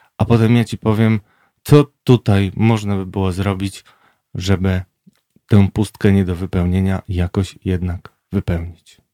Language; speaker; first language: Polish; native; Polish